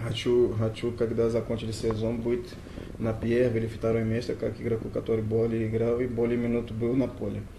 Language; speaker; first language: Russian; non-native, learner; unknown